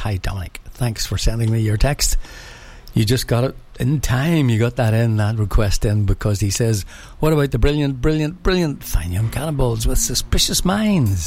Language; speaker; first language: English; native; English